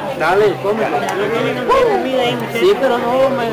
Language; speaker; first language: Spanish; native; Spanish